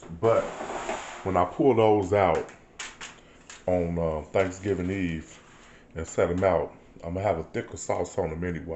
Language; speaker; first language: English; native; English